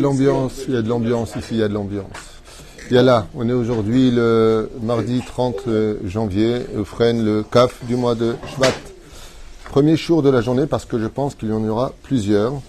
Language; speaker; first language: French; native; French